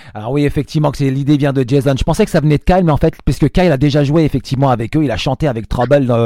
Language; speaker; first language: French; native; French